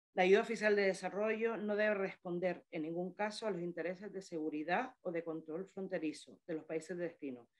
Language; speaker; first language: Spanish; native; Spanish